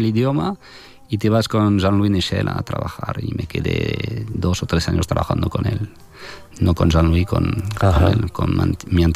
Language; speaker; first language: Spanish; non-native, fluent; French